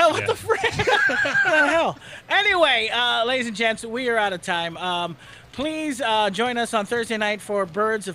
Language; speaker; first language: English; native; English